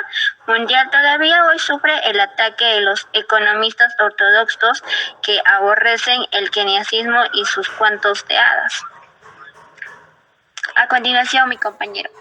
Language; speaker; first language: Spanish; native; Spanish